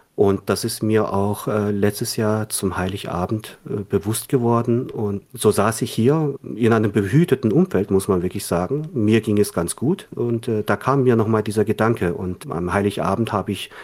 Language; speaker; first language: German; early bilingual, other home language; Korean